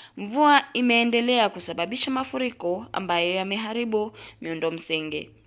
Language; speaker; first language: Swahili; non-native, local second language; Gusii